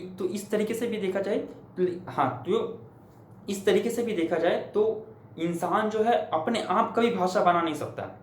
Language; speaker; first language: Hindi; native; Hindi